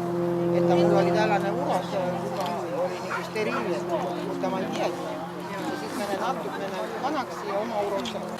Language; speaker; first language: Finnish; non-native, fluent; Russian